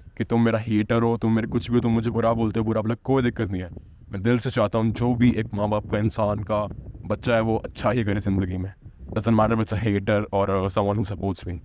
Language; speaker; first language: Hindi; native; Hindi